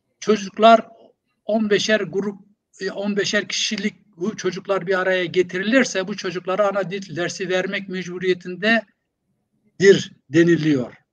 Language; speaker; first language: Turkish; non-native, local second language; Zaza